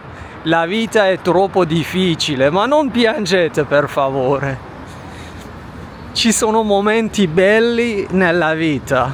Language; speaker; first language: Italian; non-native, fluent; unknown